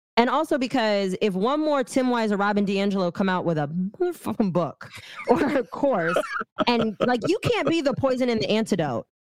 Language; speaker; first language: English; early bilingual, other home language; Arabic